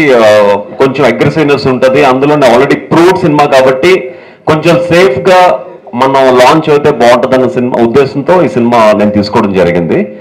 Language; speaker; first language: Telugu; native; Telugu